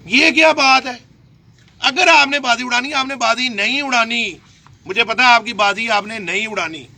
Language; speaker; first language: Urdu; non-native, local second language; Punjabi